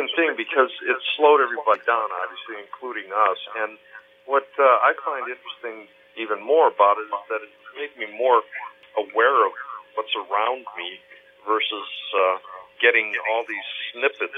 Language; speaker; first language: English; native; English